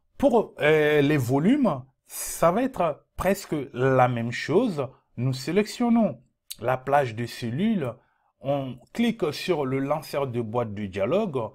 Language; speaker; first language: French; non-native, local second language; Dyula